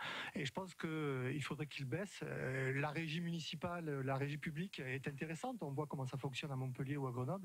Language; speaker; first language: French; native; French